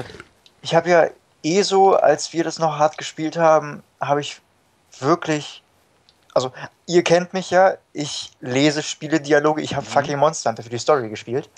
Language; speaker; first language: German; native; German